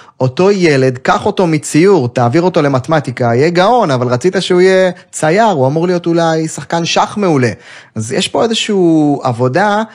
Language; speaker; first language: Hebrew; native; Hebrew